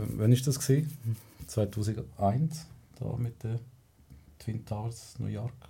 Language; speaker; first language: German; non-native, fluent; Spanish